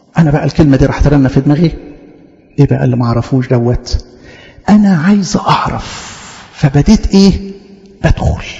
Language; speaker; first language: Arabic; native; Arabic